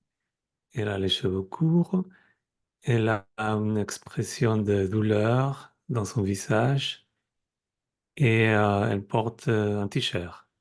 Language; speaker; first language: French; non-native, fluent; Spanish